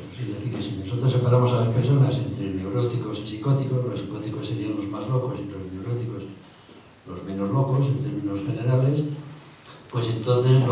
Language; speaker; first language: Spanish; native; Spanish